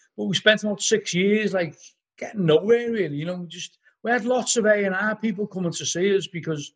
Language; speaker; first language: English; native; English